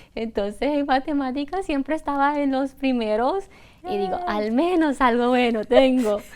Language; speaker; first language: Spanish; native; Spanish